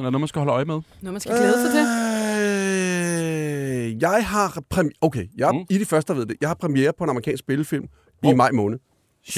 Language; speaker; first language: Danish; native; Danish